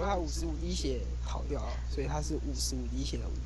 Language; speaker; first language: Chinese; native; Chinese